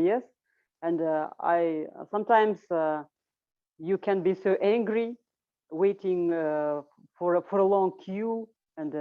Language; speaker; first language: English; non-native, learner; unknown